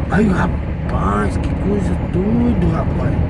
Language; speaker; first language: Portuguese; native; Portuguese